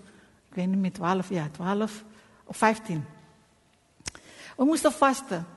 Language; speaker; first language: Dutch; non-native, fluent; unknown